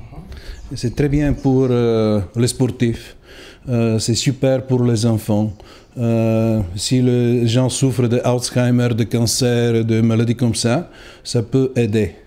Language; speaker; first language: French; non-native, fluent; Bulgarian